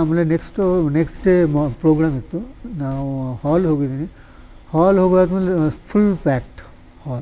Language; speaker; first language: Kannada; non-native, learner; Bangla